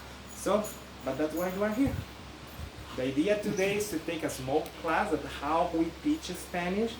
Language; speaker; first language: English; non-native, fluent; Spanish